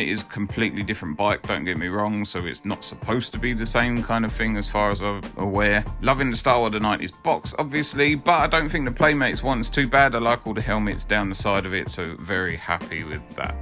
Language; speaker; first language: English; native; English